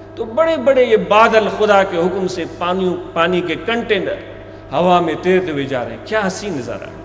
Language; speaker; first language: Urdu; non-native, local second language; Sindhi